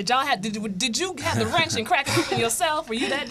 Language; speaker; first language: English; native; English